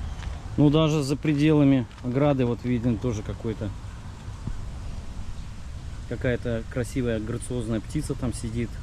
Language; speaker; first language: Russian; native; Russian